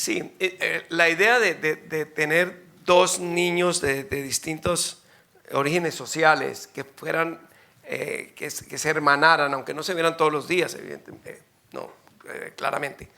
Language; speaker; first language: Spanish; native; Spanish